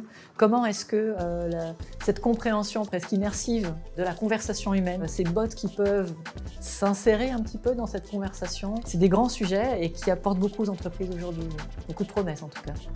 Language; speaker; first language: French; native; French